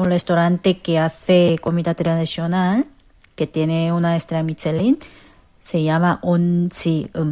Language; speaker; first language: Spanish; non-native, fluent; Korean